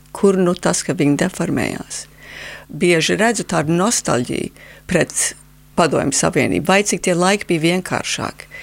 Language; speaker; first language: Latvian; early bilingual, heritage; Latvian